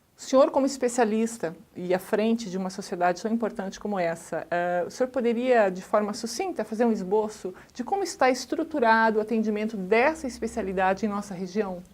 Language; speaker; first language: Portuguese; native; Portuguese